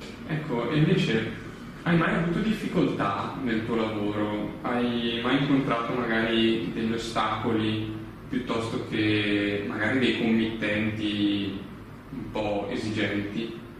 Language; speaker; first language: Italian; native; Italian